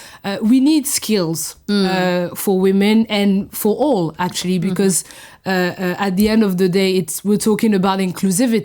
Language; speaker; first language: English; non-native, fluent; French